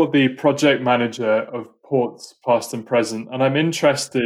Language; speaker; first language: English; native; English